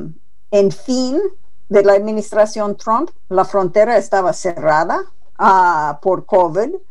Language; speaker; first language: Spanish; non-native, fluent; English